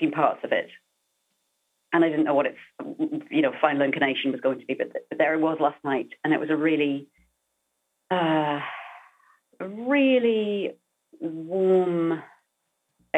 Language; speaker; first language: English; native; English